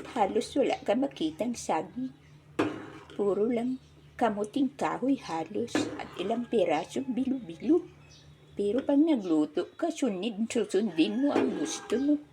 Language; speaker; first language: Filipino; non-native, local second language; Bikol